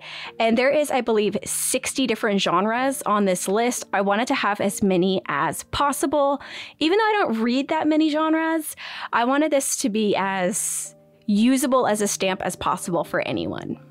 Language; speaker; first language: English; native; English